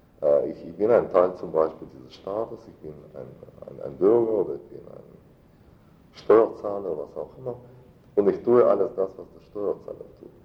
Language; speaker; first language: German; non-native, fluent; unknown